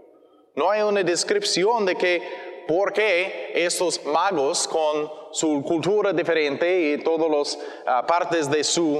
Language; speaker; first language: Spanish; non-native, learner; English